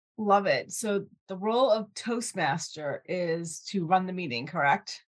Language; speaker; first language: English; native; English